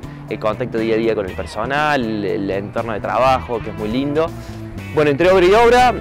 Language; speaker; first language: Spanish; native; Spanish